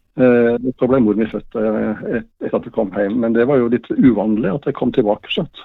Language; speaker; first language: Norwegian; native; Norwegian